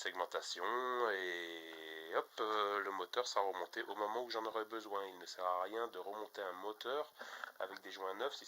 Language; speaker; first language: French; native; French